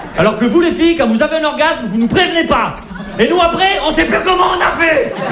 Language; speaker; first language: French; native; French